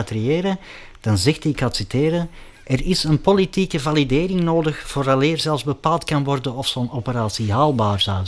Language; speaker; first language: Dutch; native; Dutch